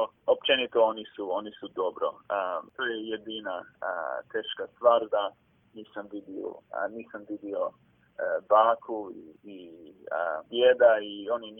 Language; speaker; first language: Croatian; early bilingual, heritage; English